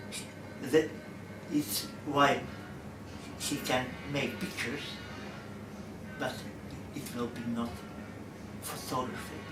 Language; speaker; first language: English; non-native, learner; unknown